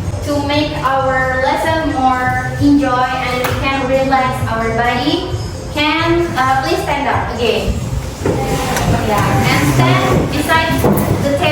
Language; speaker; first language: English; non-native, learner; Indonesian